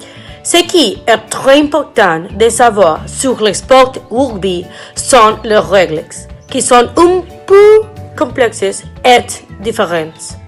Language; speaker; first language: French; non-native, learner; Spanish